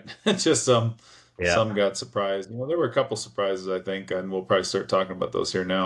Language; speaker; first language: English; native; English